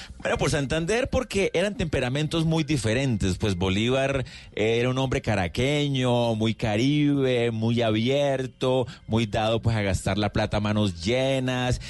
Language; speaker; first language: Spanish; native; Spanish